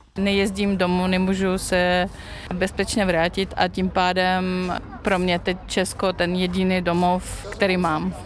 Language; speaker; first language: Czech; non-native, fluent; Russian